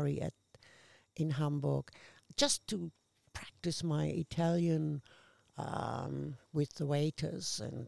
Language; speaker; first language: English; non-native, fluent; German